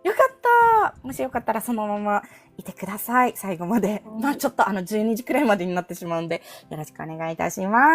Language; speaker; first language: Japanese; non-native, fluent; Filipino